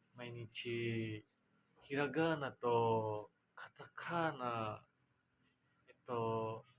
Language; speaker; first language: Japanese; non-native, learner; Indonesian